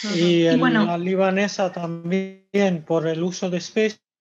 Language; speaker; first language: Spanish; non-native, fluent; Bangla